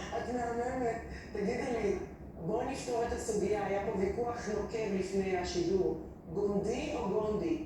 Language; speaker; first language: Hebrew; native; Hebrew